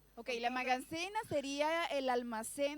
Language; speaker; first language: Spanish; native; Spanish